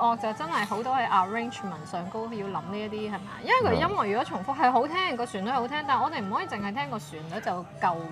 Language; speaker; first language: Cantonese; native; Cantonese